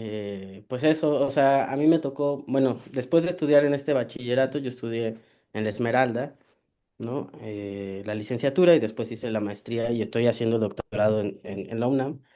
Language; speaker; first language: Spanish; native; Spanish